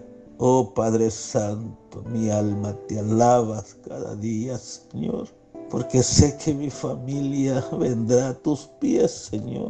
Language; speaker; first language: Spanish; native; Spanish